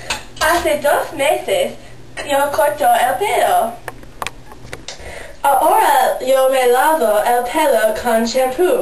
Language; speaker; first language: Spanish; non-native, learner; English